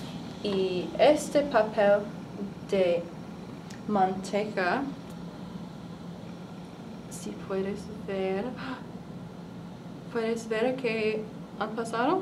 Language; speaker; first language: Spanish; non-native, learner; English